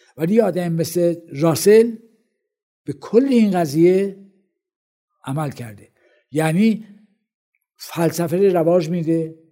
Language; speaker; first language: Persian; native; Persian